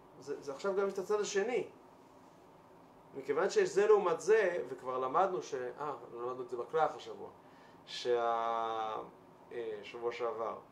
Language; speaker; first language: Hebrew; native; Hebrew